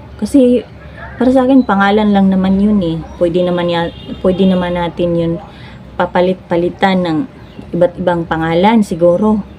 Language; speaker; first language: Filipino; non-native, local second language; Cebuano